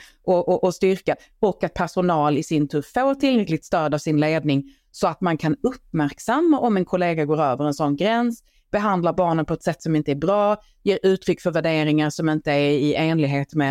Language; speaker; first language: Swedish; native; Swedish